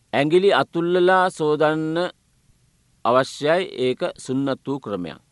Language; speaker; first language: Sinhala; non-native, local second language; Tamil